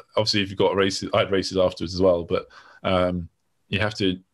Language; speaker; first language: English; native; English